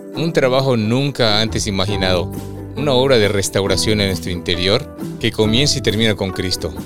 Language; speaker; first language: Spanish; native; Spanish